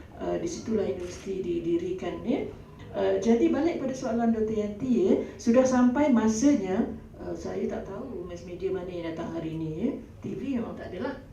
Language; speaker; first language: Malay; native; Malay